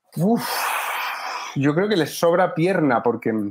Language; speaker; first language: Spanish; native; Spanish